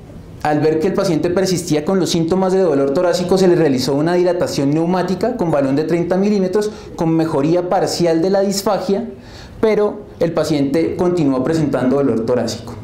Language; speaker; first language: Spanish; native; Spanish